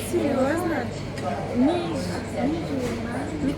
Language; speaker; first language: Russian; non-native, learner; Mongolian